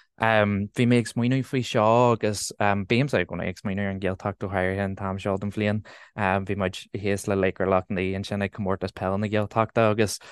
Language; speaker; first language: Irish; non-native, local second language; English